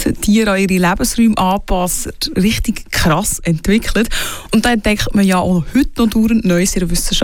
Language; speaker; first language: German; native; German